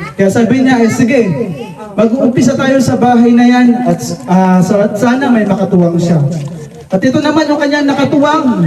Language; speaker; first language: Filipino; non-native, local second language; Waray